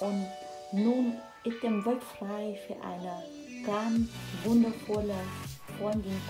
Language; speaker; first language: German; non-native, fluent; Vietnamese